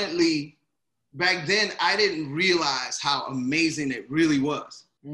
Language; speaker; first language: English; native; English